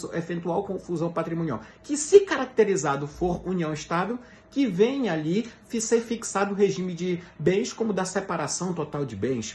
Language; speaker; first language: Portuguese; native; Portuguese